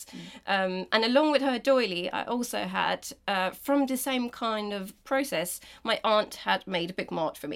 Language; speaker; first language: English; non-native, fluent; Danish